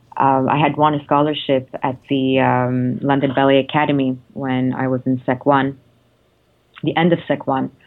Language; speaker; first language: English; non-native, fluent; Italian